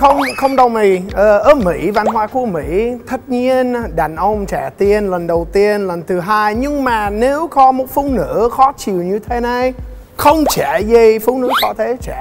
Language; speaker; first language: Vietnamese; non-native, learner; English